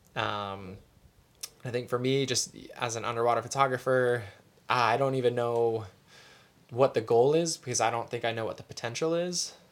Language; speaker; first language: English; native; English